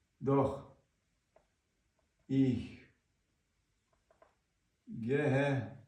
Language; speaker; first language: German; non-native, learner; Ukrainian